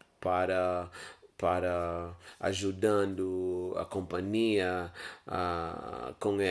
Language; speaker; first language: Portuguese; non-native, learner; English